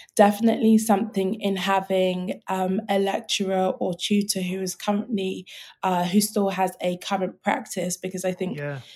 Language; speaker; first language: English; native; English